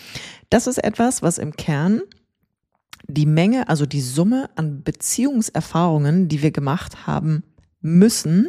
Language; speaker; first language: German; native; German